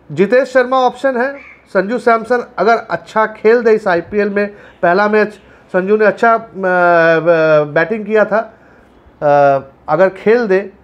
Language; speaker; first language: Hindi; non-native, local second language; Bangla